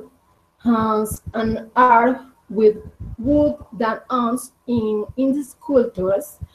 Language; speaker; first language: English; non-native, learner; Spanish